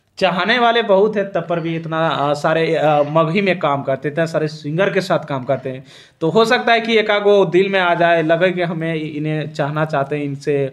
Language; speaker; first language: Hindi; native; Hindi